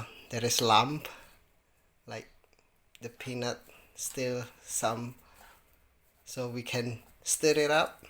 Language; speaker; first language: English; non-native, learner; Indonesian